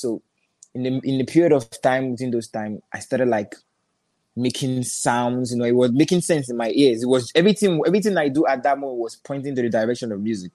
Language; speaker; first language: English; non-native, local second language; Igbo